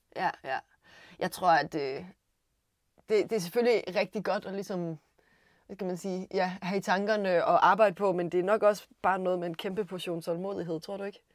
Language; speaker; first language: Danish; native; Danish